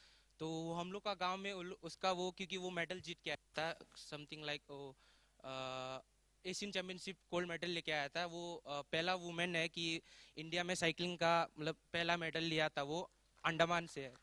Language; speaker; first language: Hindi; non-native, local second language; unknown